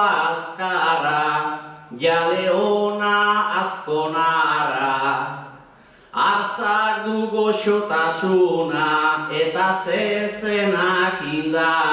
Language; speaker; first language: Basque; native; Basque